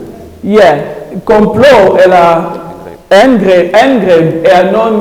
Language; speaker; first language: Danish; non-native, fluent; French